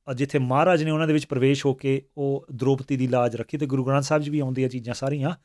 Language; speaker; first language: Punjabi; early bilingual, heritage; Punjabi